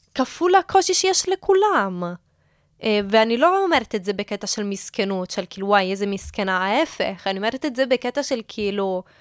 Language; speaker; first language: Hebrew; non-native, fluent; Italian